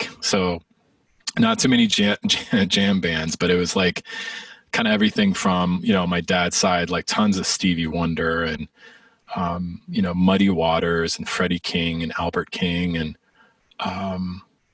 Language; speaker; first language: English; native; English